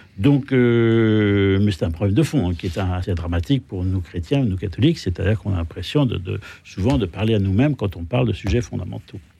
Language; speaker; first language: French; native; French